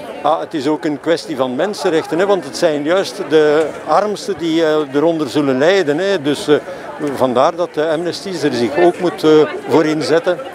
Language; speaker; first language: Dutch; native; Dutch